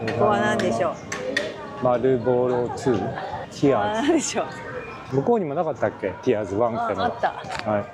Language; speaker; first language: Japanese; native; Japanese